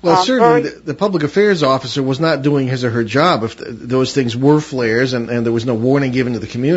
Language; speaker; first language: English; native; English